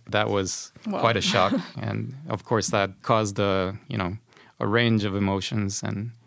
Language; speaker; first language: English; non-native, fluent; Spanish